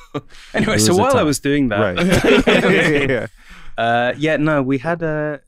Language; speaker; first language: English; native; English